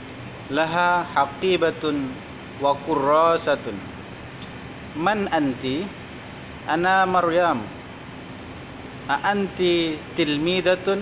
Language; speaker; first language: Arabic; non-native, learner; Indonesian